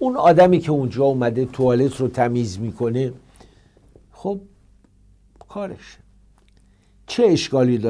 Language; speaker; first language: Persian; native; Persian